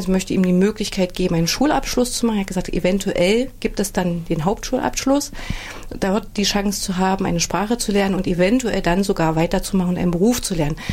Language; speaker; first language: German; native; German